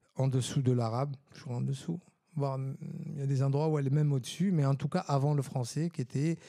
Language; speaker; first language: French; non-native, local second language; Arabic